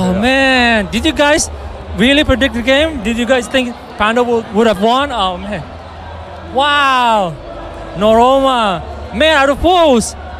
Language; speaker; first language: English; non-native, fluent; Indonesian